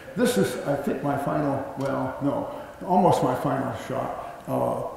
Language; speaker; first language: English; native; English